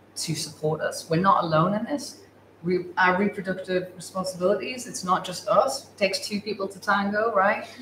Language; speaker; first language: English; native; English